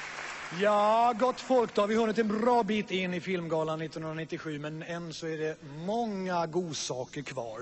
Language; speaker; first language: Swedish; native; Swedish